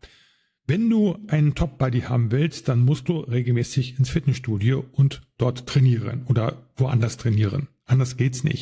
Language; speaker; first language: German; native; German